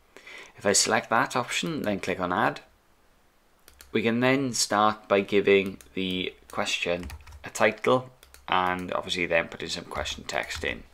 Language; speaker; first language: English; native; English